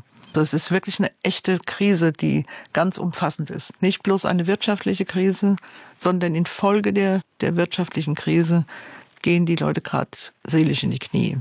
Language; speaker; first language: German; native; German